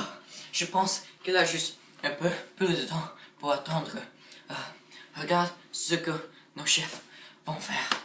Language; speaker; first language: French; non-native, learner; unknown